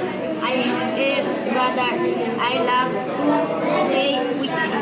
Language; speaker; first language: English; non-native, learner; Bangla